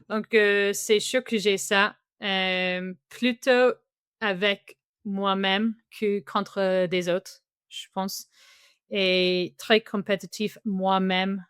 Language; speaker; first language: French; non-native, fluent; English